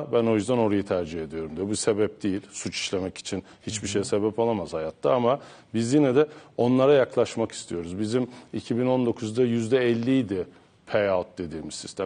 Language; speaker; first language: Turkish; native; Turkish